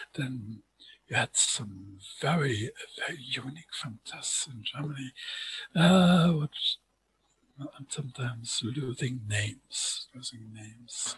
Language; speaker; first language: English; non-native, fluent; German